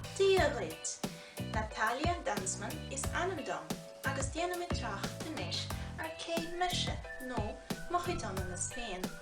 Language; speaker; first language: Irish; non-native, fluent; Portuguese